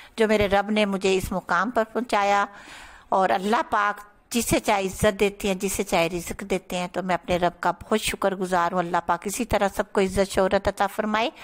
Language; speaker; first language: Urdu; native; Urdu